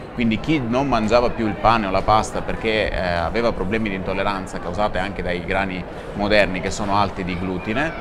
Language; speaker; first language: Italian; native; Italian